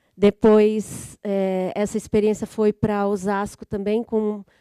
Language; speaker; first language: Portuguese; native; Portuguese